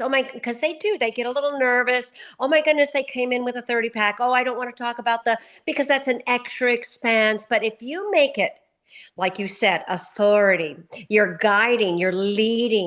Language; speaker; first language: English; native; English